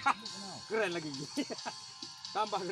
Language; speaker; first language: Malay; non-native, local second language; Achinese